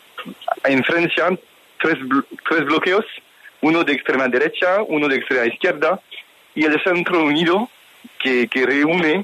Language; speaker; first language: Spanish; non-native, fluent; French